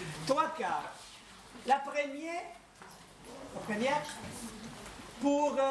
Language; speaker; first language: French; non-native, fluent; Italian